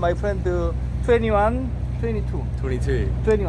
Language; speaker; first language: English; non-native, learner; Korean